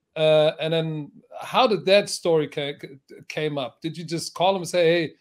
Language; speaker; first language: English; non-native, fluent; German